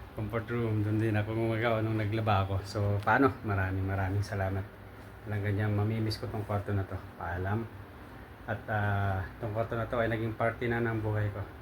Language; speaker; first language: Filipino; native; Filipino